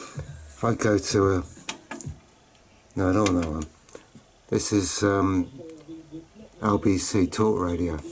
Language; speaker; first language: English; native; English